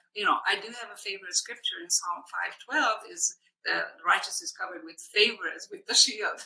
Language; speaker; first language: English; non-native, fluent; Hungarian